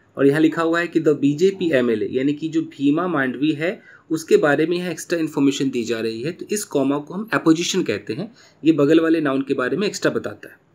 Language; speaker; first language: Hindi; native; Hindi